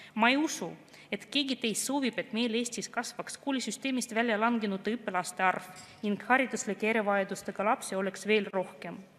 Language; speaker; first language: Estonian; non-native, local second language; Russian